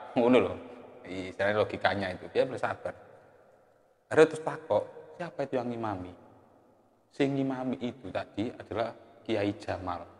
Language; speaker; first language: Indonesian; non-native, local second language; Javanese